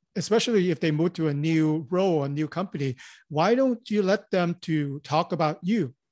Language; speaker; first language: English; non-native, local second language; Cantonese